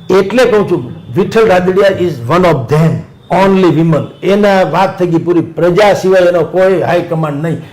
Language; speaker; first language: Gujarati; native; Gujarati